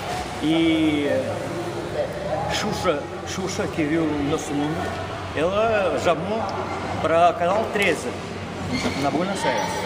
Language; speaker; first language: Portuguese; non-native, learner; Russian